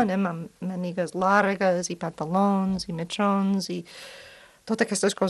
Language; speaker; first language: Catalan; non-native, fluent; English